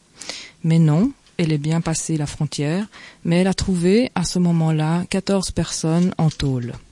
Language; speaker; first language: French; native; French